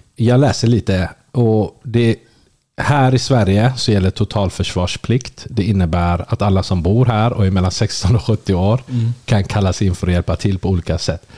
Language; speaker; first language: Swedish; native; Swedish